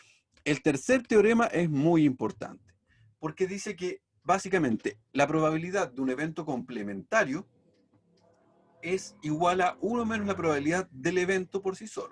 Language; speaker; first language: Spanish; native; Spanish